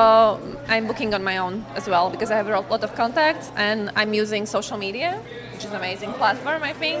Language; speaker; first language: English; non-native, fluent; Slovak